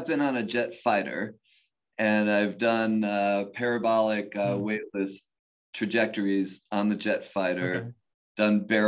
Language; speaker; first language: English; native; English